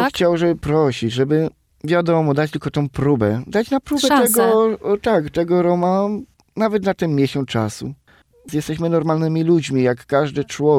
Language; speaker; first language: Polish; non-native, local second language; Romany